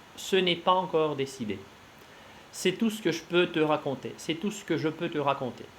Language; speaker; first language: French; non-native, fluent; Russian